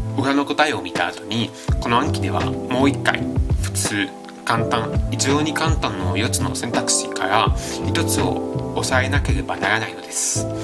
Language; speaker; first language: Japanese; non-native, fluent; Italian